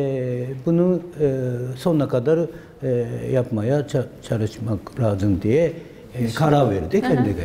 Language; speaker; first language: Turkish; non-native, learner; Japanese